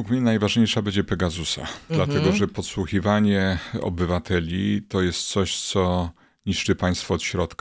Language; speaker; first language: Polish; native; Polish